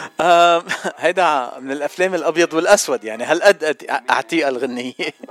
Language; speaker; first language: Arabic; native; Arabic